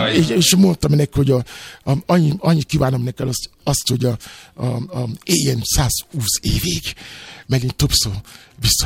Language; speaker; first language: Hungarian; non-native, fluent; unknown